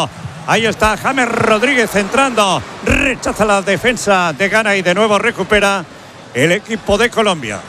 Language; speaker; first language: Spanish; native; Spanish